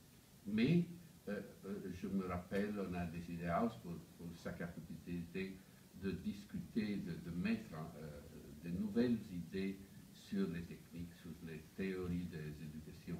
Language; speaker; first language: French; non-native, fluent; Italian